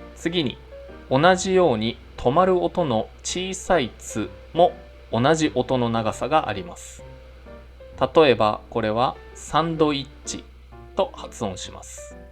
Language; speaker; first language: Japanese; native; Japanese